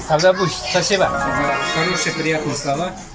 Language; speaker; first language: Russian; non-native, local second language; Chuvash